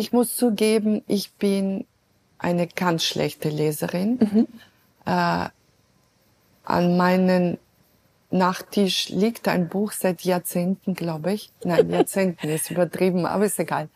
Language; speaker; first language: German; non-native, fluent; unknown